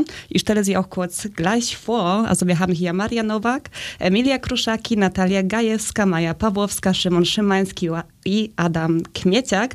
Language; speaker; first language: German; early bilingual, other home language; Polish